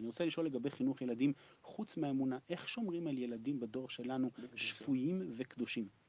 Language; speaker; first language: Hebrew; non-native, fluent; English